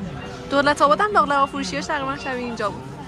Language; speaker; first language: Persian; native; Persian